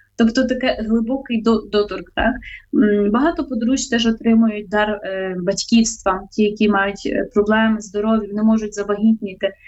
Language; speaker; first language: Ukrainian; native; Ukrainian